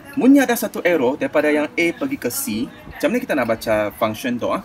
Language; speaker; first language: English; non-native, local second language; Malay